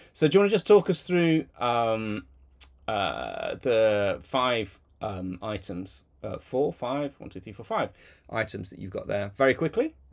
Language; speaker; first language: English; native; English